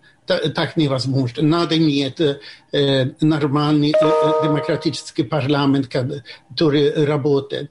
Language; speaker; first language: Russian; non-native, fluent; Swedish